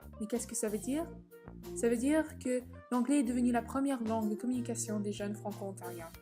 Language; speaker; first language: French; native; French